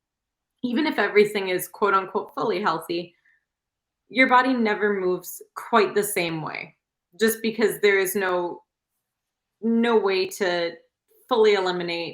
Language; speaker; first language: English; native; English